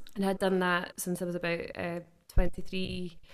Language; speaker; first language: English; native; English